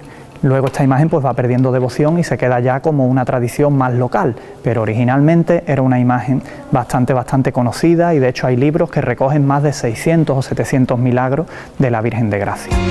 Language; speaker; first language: Spanish; native; Spanish